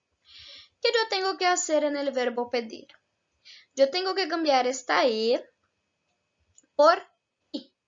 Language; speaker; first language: Spanish; non-native, fluent; Portuguese